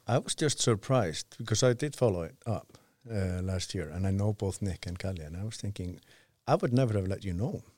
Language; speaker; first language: English; non-native, fluent; Icelandic